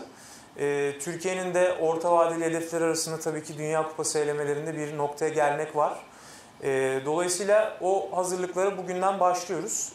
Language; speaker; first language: Turkish; native; Turkish